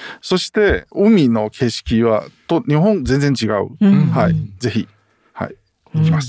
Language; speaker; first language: Japanese; non-native, learner; Chinese